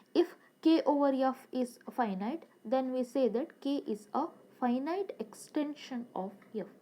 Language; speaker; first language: English; non-native, local second language; Kannada